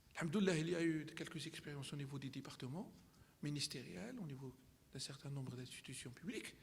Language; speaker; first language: French; non-native, local second language; Arabic